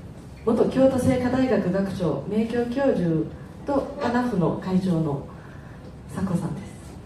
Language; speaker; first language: Japanese; non-native, fluent; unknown